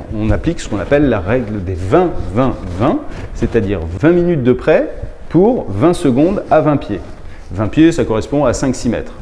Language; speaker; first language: French; native; French